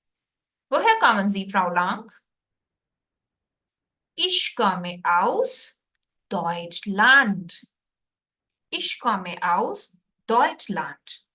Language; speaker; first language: German; non-native, fluent; Hindi